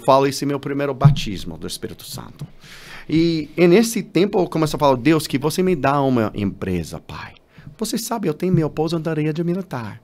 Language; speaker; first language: Portuguese; non-native, learner; English